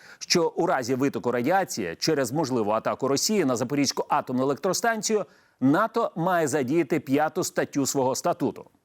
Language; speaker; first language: Ukrainian; native; Ukrainian